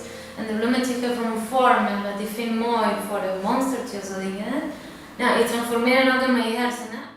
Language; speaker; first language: Dutch; non-native, learner; Spanish